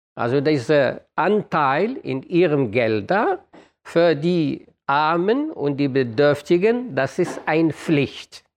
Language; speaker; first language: German; non-native, fluent; Arabic